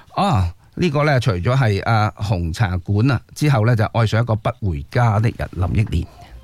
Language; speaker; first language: Cantonese; native; Cantonese